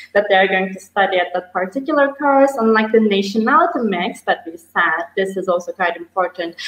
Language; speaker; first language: English; non-native, fluent; Turkish